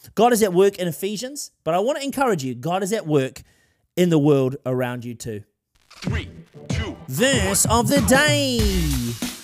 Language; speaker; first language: English; native; English